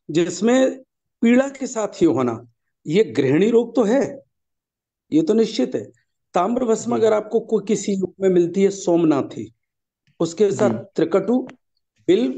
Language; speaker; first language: Hindi; native; Hindi